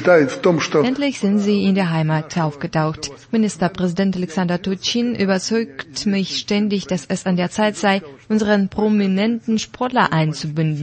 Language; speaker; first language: German; non-native, fluent; Russian